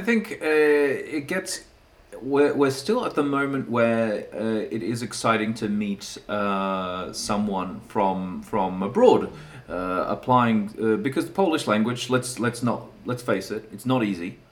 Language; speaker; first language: English; native; English